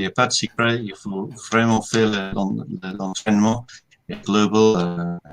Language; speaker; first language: French; non-native, fluent; English